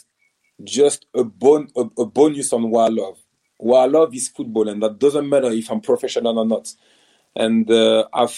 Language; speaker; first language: English; non-native, fluent; French